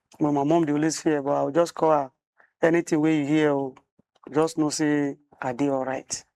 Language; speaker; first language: Nigerian Pidgin; non-native, local second language; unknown